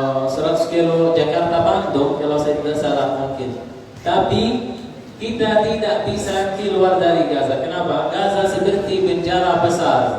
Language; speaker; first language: Indonesian; non-native, learner; Arabic